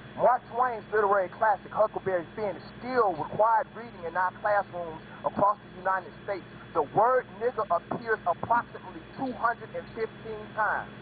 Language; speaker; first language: English; native; English